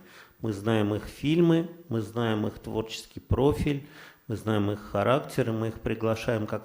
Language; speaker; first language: Russian; native; Russian